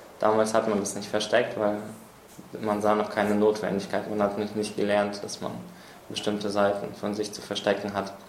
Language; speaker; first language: German; early bilingual, other home language; Russian